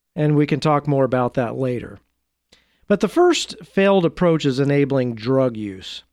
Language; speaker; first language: English; native; English